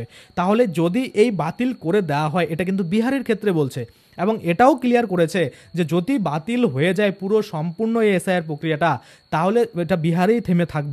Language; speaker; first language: Bangla; native; Bangla